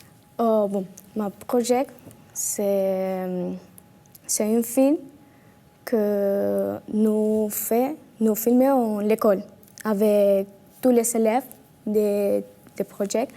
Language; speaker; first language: French; non-native, learner; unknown